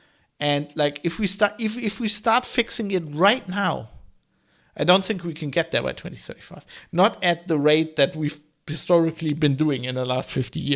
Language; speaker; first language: English; non-native, fluent; German